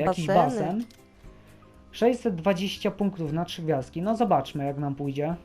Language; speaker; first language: Polish; native; Polish